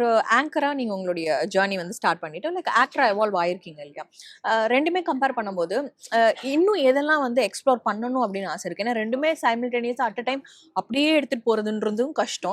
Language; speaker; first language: Tamil; native; Tamil